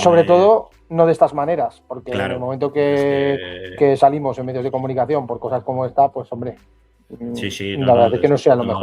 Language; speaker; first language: Spanish; native; Spanish